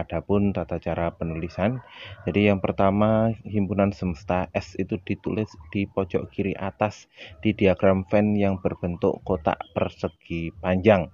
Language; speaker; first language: Indonesian; native; Indonesian